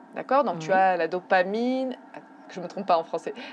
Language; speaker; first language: French; native; French